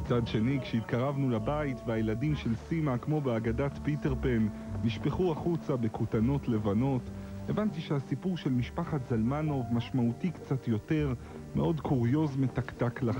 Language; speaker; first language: Hebrew; native; Hebrew